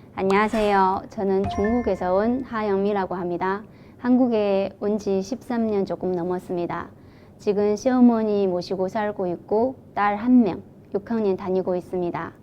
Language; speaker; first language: Korean; non-native, fluent; Chinese